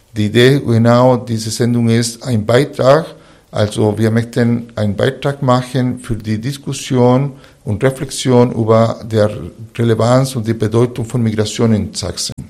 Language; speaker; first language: German; non-native, fluent; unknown